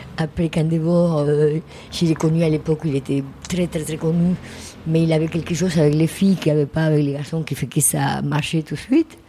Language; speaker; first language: French; non-native, fluent; Spanish